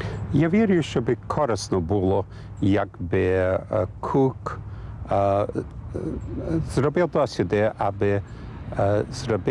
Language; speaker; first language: Ukrainian; early bilingual, heritage; English